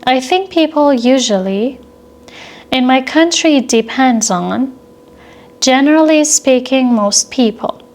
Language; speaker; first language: English; non-native, fluent; Persian